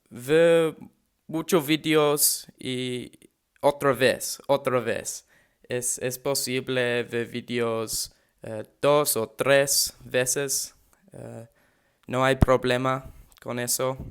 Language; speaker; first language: Spanish; non-native, learner; English